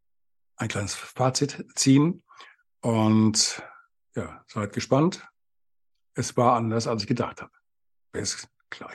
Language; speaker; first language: German; native; German